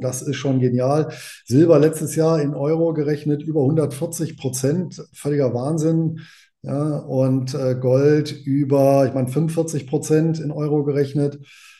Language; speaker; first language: German; native; German